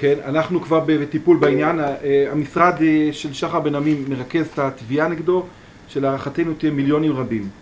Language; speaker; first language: Hebrew; native; Hebrew